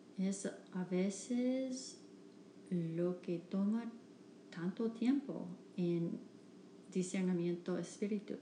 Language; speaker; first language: Spanish; non-native, fluent; English